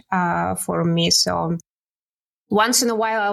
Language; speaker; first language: English; non-native, learner; Russian